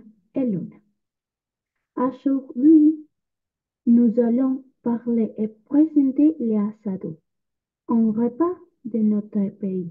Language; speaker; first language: French; non-native, learner; Spanish